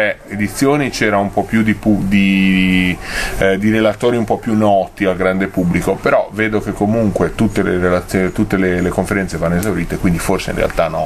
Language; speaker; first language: Italian; native; Italian